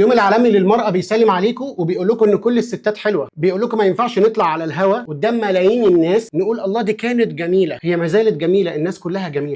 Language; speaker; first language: Arabic; native; Arabic